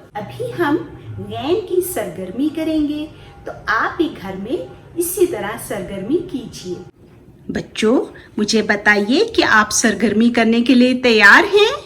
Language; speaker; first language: Urdu; non-native, local second language; Punjabi